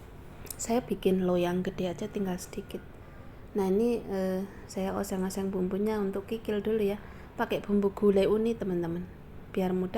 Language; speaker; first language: Indonesian; native; Indonesian